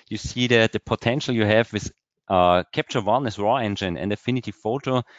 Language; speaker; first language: English; non-native, fluent; German